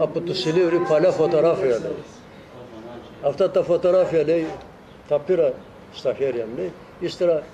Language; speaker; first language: Greek; early bilingual, heritage; Greek